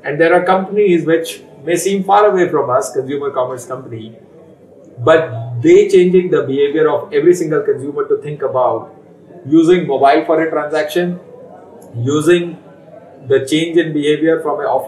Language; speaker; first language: English; non-native, local second language; Hindi